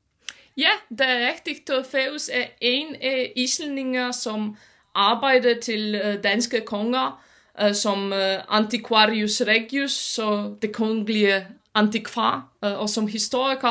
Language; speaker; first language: Danish; non-native, fluent; Polish